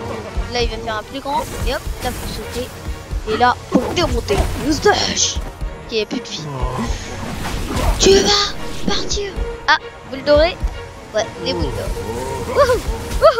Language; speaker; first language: French; native; French